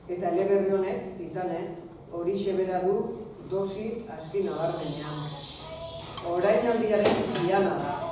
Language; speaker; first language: Basque; native; Basque